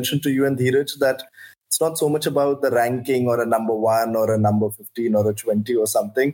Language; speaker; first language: English; non-native, local second language; Hindi